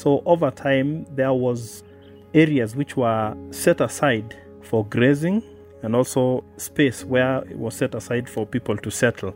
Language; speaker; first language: English; non-native, local second language; Masai